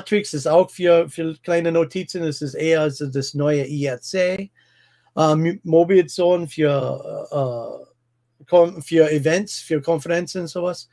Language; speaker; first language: German; non-native, fluent; English